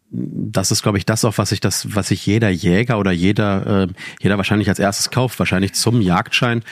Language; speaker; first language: German; native; German